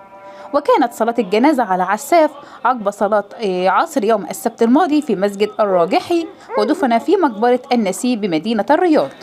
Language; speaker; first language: Arabic; native; Arabic